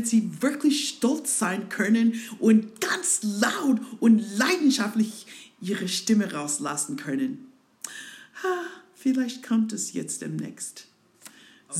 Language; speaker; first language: German; non-native, fluent; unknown